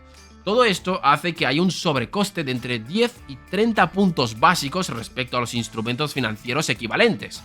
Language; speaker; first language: Spanish; native; Spanish